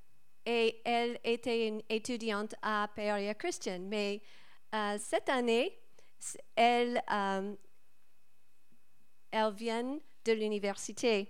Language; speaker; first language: French; non-native, learner; English